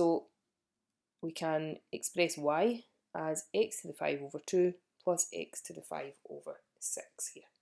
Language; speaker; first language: English; native; English